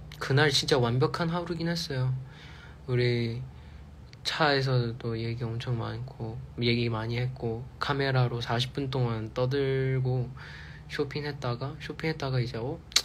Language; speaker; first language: Korean; non-native, fluent; Chinese